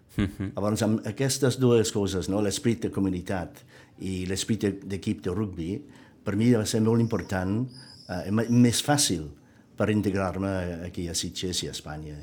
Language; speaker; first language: Catalan; non-native, fluent; English